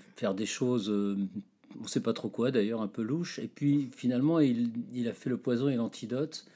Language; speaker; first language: French; native; French